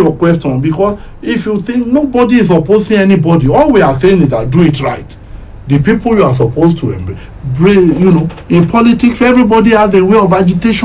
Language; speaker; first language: English; non-native, local second language; Yoruba